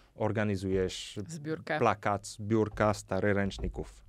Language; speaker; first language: Polish; non-native, fluent; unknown